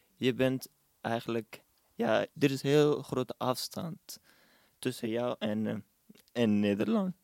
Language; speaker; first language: Dutch; non-native, fluent; Urdu